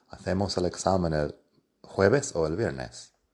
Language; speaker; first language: Spanish; non-native, fluent; English